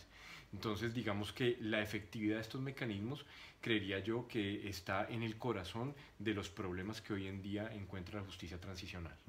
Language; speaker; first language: Spanish; native; Spanish